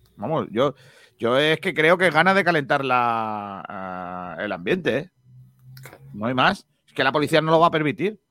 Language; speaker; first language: Spanish; native; Spanish